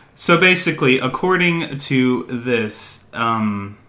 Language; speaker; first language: English; native; English